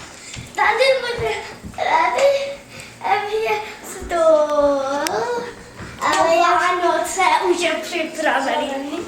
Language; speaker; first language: Czech; early bilingual, heritage; Czech